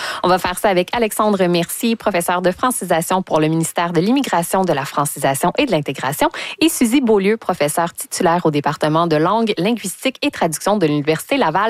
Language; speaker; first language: French; native; French